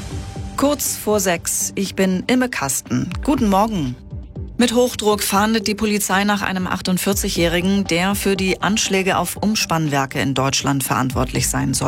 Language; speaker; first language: German; native; German